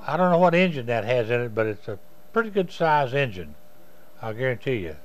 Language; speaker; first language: English; native; English